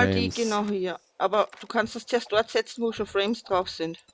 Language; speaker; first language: German; native; German